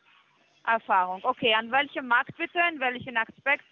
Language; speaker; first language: German; non-native, fluent; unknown